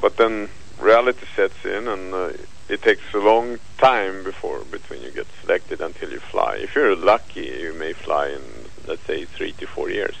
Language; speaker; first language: English; non-native, fluent; Swedish